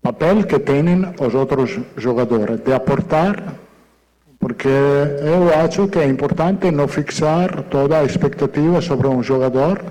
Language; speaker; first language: Portuguese; non-native, fluent; Italian